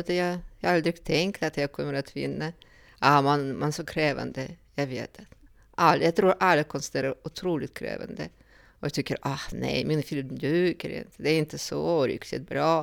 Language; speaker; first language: Swedish; non-native, fluent; Russian